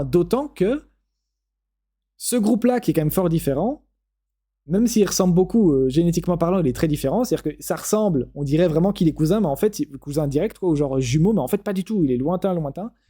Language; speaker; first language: French; native; French